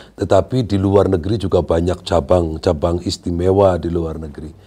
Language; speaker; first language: Indonesian; non-native, local second language; Sundanese